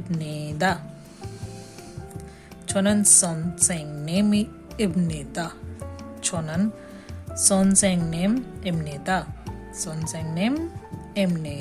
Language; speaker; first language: Korean; non-native, fluent; Hindi